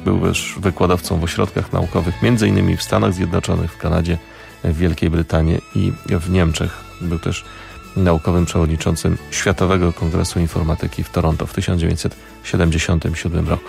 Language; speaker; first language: Polish; native; Polish